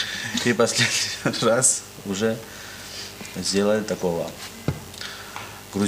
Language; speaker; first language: Russian; non-native, learner; Georgian